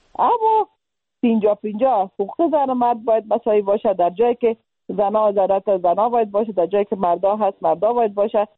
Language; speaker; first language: Persian; non-native, local second language; Pashto